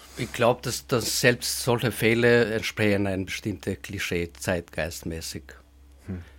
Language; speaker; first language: German; non-native, fluent; Albanian